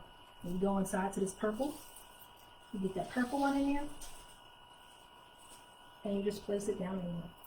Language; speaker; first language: English; native; English